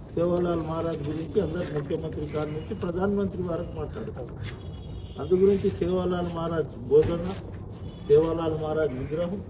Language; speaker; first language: Telugu; non-native, local second language; Lambadi